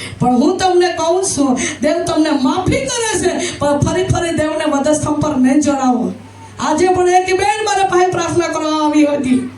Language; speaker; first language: Gujarati; non-native, local second language; Gamit